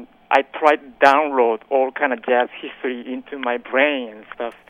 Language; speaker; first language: English; non-native, fluent; Japanese